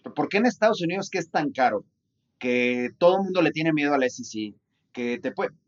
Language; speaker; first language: Spanish; native; Spanish